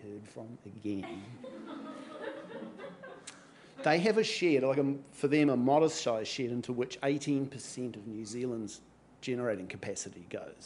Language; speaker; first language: English; native; English